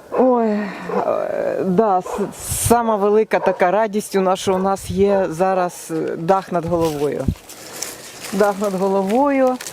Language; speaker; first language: Ukrainian; non-native, local second language; Russian